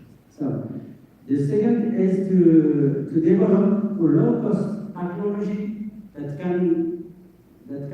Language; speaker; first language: English; non-native, fluent; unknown